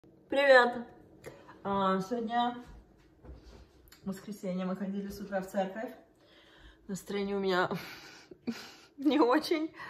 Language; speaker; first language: Russian; early bilingual, heritage; Russian